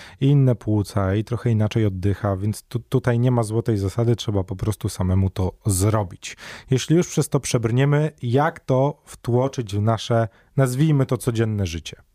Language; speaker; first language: Polish; native; Polish